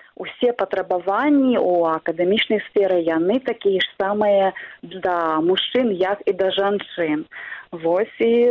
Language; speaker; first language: Belarusian; non-native, local second language; Russian